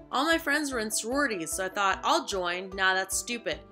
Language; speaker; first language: English; native; English